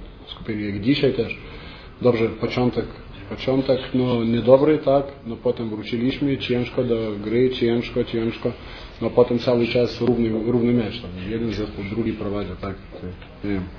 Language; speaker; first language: Polish; non-native, fluent; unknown